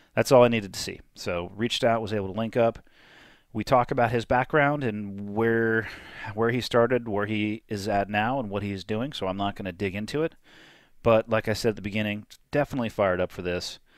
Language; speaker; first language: English; native; English